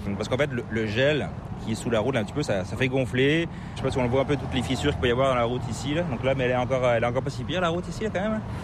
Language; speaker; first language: French; native; French